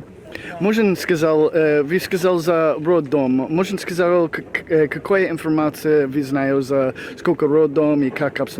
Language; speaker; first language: Russian; non-native, learner; English